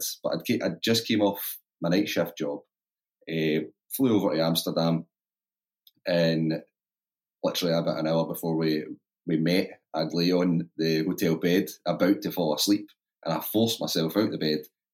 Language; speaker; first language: English; native; English